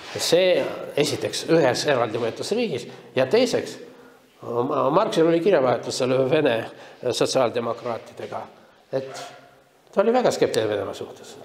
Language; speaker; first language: Estonian; non-native, local second language; Russian